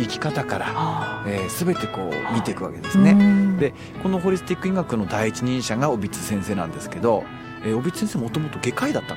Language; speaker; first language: Japanese; native; Japanese